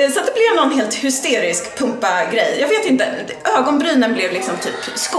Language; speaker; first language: Swedish; native; Swedish